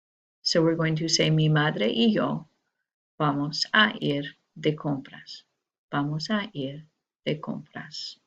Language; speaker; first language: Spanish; non-native, learner; English